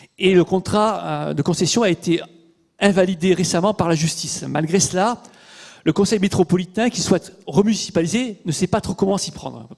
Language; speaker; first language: French; native; French